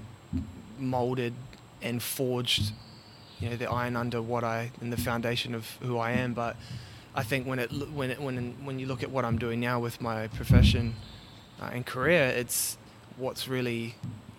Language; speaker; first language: English; native; English